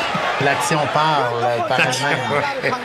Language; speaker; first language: French; native; French